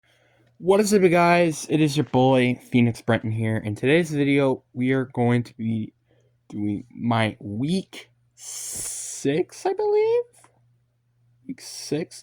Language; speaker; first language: English; native; English